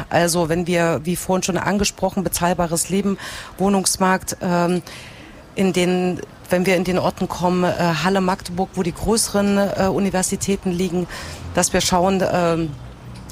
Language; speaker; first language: German; native; German